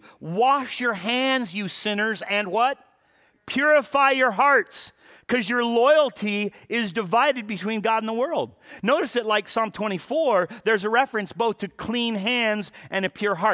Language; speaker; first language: English; native; English